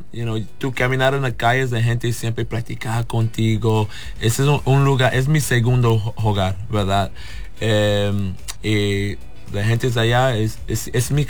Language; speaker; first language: Spanish; non-native, learner; English